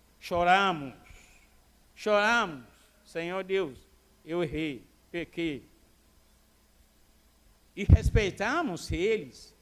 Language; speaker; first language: Portuguese; non-native, fluent; Arabic